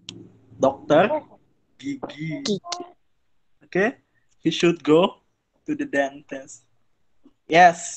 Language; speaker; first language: English; non-native, fluent; Indonesian